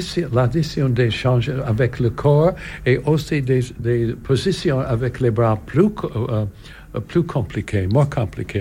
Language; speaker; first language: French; non-native, learner; English